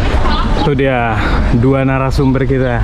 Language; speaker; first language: Indonesian; native; Indonesian